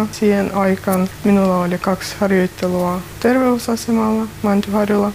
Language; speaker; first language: Finnish; non-native, learner; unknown